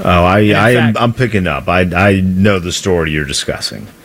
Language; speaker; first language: English; native; English